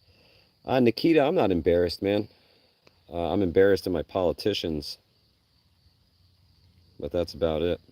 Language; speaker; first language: English; native; English